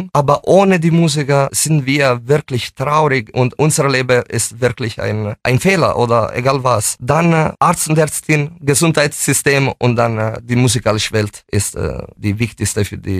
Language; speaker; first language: German; non-native, fluent; Italian